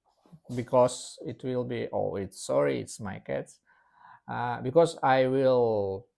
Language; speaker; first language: English; non-native, learner; Russian